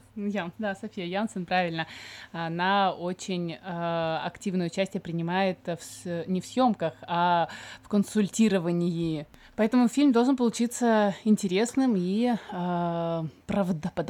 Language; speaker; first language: Russian; native; Russian